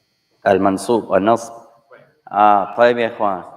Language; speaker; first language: Arabic; non-native, fluent; English